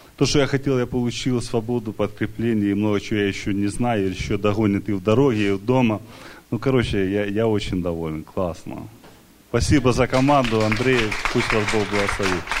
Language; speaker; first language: Russian; early bilingual, heritage; Russian